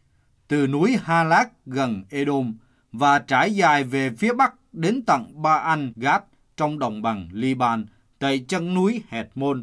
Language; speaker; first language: Vietnamese; native; Vietnamese